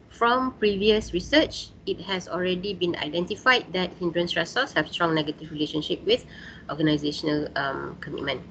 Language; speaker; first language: English; non-native, local second language; Malay